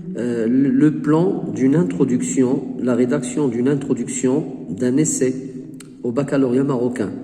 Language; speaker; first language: French; non-native, local second language; Arabic